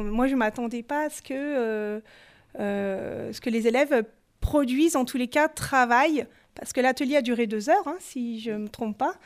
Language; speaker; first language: French; native; French